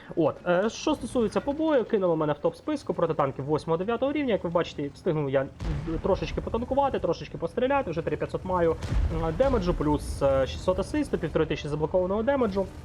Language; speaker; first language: Ukrainian; non-native, local second language; Russian